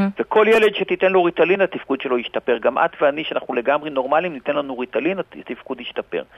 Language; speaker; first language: Hebrew; native; Hebrew